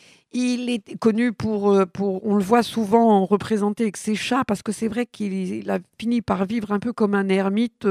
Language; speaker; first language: French; native; French